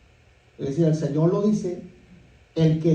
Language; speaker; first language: Spanish; native; Spanish